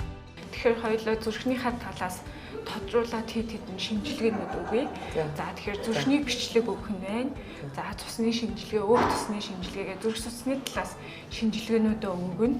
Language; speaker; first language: Mongolian; native; Mongolian